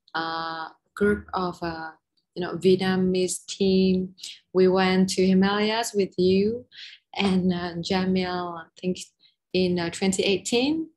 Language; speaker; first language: English; non-native, fluent; Vietnamese